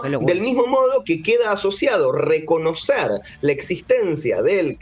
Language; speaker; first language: Spanish; native; Spanish